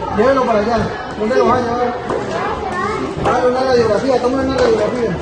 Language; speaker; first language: Spanish; native; Spanish